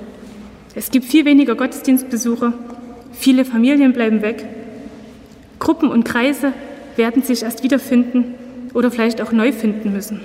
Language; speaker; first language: German; native; German